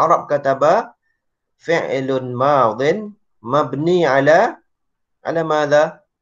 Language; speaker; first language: Arabic; non-native, fluent; Malay